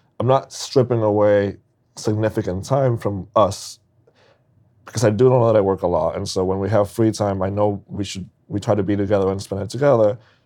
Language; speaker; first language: English; non-native, fluent; Spanish